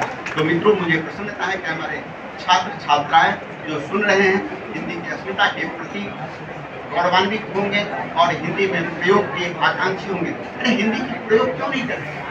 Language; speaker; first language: Hindi; native; Hindi